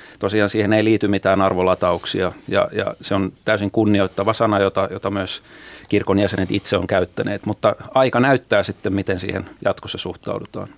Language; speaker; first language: Finnish; native; Finnish